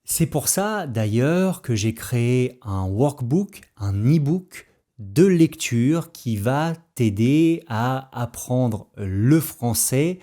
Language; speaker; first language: French; native; French